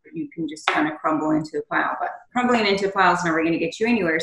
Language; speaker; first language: English; native; English